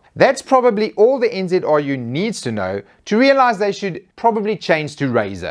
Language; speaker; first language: English; native; English